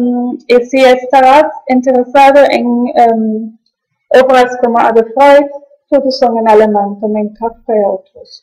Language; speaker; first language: Galician; non-native, learner; German